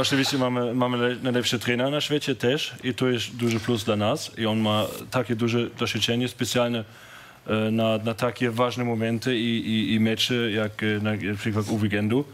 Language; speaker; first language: Polish; non-native, learner; German